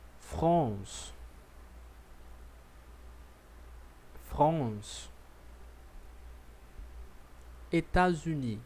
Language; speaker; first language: French; non-native, learner; Portuguese